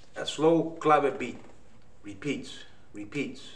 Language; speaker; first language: English; native; English